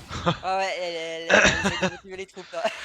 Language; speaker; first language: French; native; French